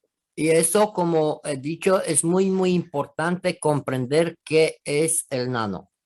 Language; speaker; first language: Spanish; non-native, fluent; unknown